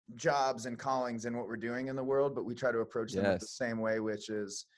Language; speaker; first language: English; native; English